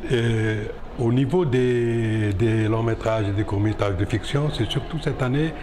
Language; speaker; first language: French; non-native, local second language; Arabic